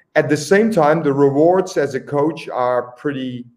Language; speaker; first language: English; non-native, fluent; Dutch